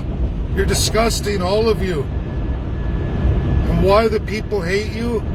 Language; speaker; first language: English; native; English